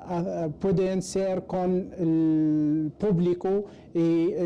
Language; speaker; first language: Spanish; non-native, fluent; Arabic